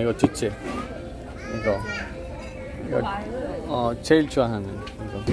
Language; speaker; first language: Korean; non-native, learner; Spanish